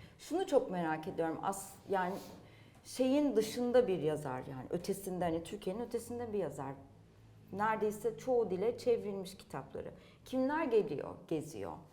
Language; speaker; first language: Turkish; native; Turkish